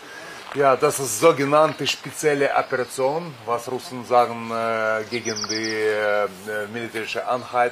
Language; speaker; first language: German; non-native, fluent; Russian